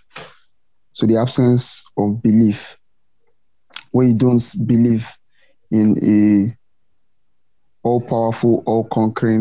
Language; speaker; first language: English; non-native, local second language; Igbo